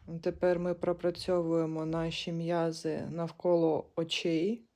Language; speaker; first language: Ukrainian; native; Ukrainian